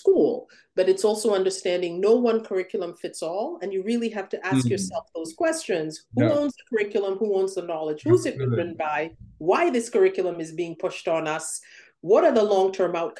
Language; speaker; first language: English; non-native, local second language; Ganda